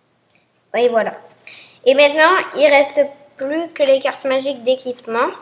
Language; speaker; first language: French; native; French